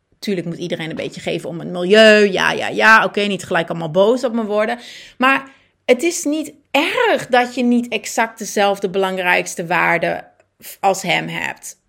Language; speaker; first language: Dutch; native; Dutch